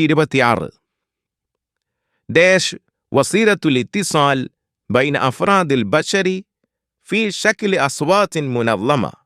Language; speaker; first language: Arabic; non-native, fluent; Malayalam